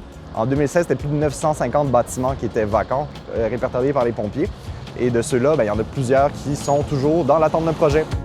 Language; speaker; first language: French; native; French